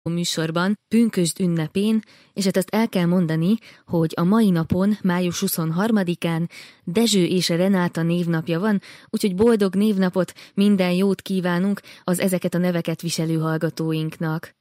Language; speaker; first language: Hungarian; native; Hungarian